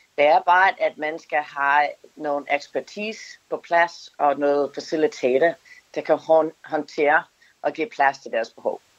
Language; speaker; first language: Danish; non-native, fluent; English